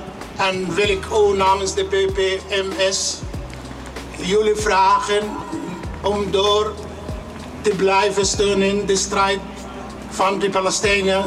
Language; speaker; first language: Dutch; non-native, learner; Arabic